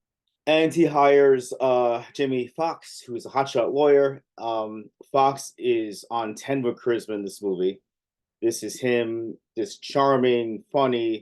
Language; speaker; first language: English; native; English